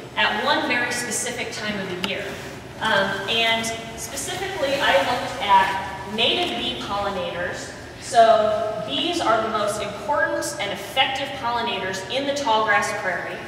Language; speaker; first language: English; native; English